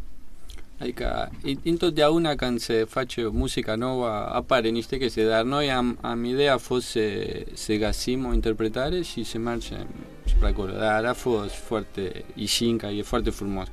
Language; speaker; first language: Romanian; non-native, learner; Spanish